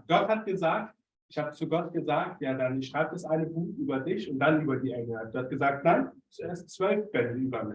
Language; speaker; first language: German; native; German